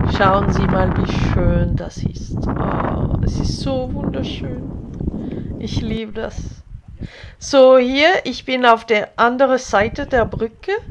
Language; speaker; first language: German; non-native, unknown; Hungarian